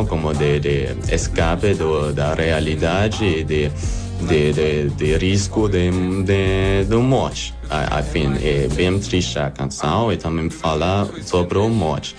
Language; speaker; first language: Portuguese; non-native, learner; German